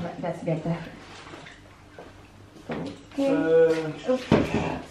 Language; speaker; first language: English; non-native, learner; Indonesian